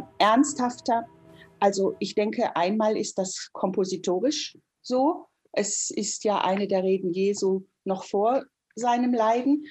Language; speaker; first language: German; native; German